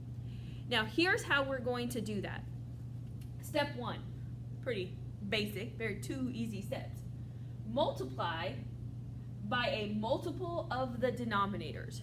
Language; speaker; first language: English; native; English